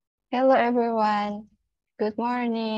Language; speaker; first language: English; non-native, learner; Indonesian